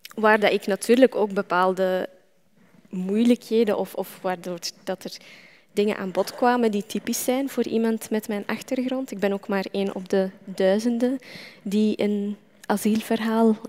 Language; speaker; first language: Dutch; non-native, fluent; Arabic